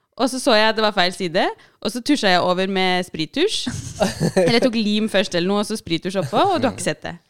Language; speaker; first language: Norwegian; early bilingual, other home language; Arabic